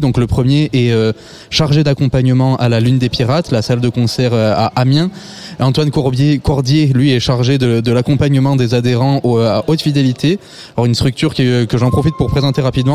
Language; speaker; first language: French; native; French